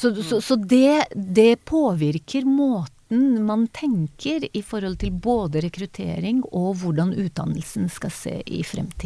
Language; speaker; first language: Norwegian; non-native, fluent; Hebrew